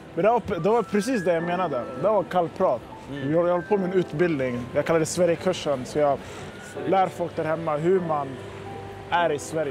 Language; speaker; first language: Swedish; native; Swedish